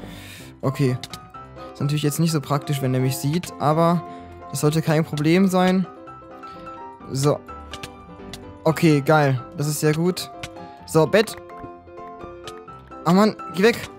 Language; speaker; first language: German; native; German